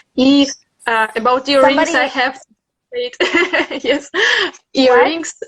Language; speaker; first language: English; non-native, learner; Russian